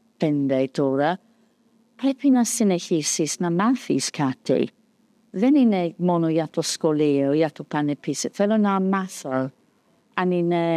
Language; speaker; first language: Greek; non-native, fluent; English